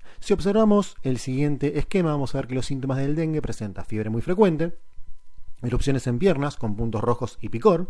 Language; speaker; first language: Spanish; native; Spanish